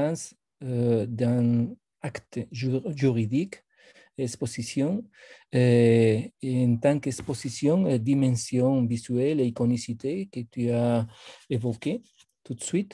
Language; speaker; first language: French; non-native, fluent; Spanish